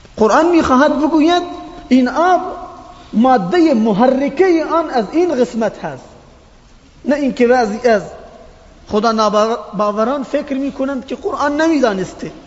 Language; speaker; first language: Persian; non-native, local second language; Baluchi